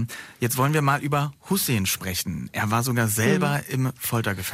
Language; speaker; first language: German; native; German